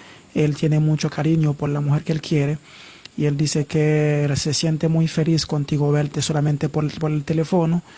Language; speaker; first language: Spanish; non-native, learner; Haitian Creole